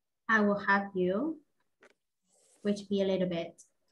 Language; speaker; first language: English; non-native, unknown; Vietnamese